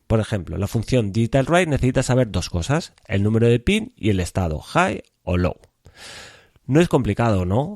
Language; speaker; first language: Spanish; native; Spanish